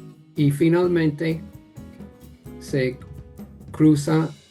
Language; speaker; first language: Spanish; non-native, fluent; English